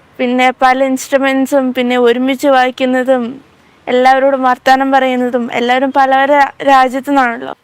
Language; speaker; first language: Malayalam; native; Malayalam